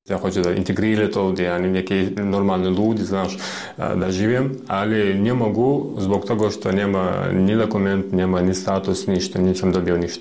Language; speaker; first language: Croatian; non-native, learner; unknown